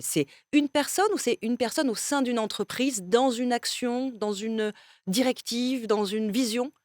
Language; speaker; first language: French; native; French